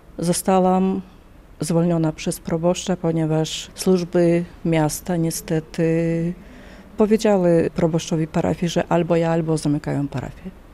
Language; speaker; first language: Polish; early bilingual, heritage; Polish